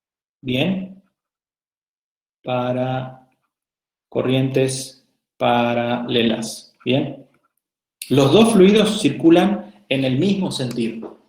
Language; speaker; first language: Spanish; native; Spanish